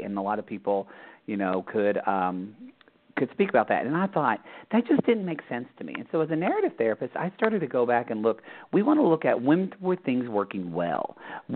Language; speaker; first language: English; native; English